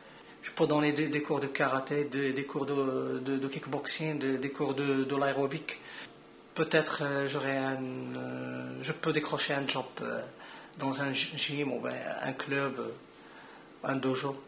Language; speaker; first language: French; non-native, local second language; Arabic